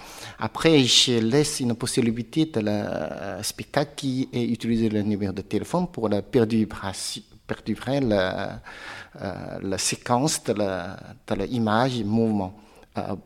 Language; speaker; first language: French; non-native, learner; Chinese